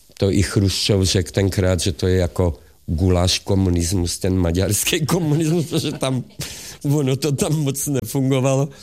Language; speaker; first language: Czech; non-native, local second language; Hungarian